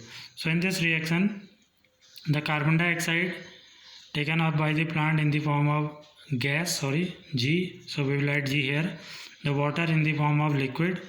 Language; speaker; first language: English; non-native, local second language; Hindi